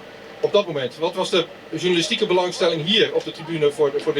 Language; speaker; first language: Dutch; native; Dutch